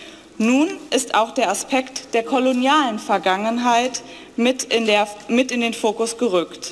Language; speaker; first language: German; native; German